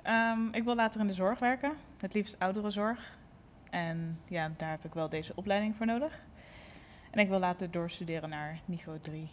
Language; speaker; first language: Dutch; native; Dutch